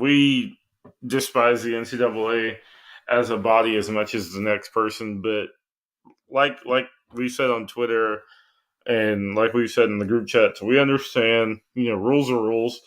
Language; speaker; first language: English; native; English